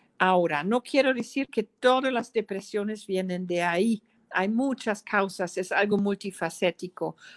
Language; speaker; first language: Spanish; non-native, fluent; German